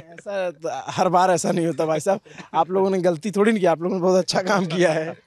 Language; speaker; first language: Hindi; native; Hindi